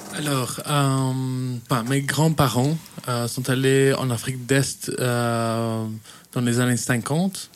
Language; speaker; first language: French; early bilingual, heritage; French